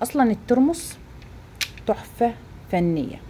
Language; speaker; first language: Arabic; native; Arabic